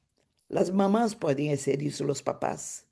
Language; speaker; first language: Spanish; non-native, fluent; Portuguese